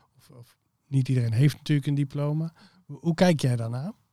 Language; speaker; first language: Dutch; native; Dutch